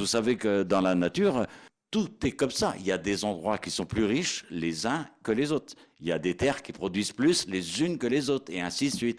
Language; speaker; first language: French; native; French